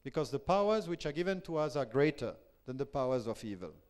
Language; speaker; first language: English; non-native, fluent; French